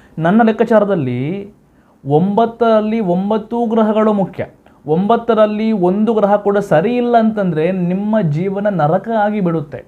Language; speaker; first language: Kannada; non-native, local second language; Tulu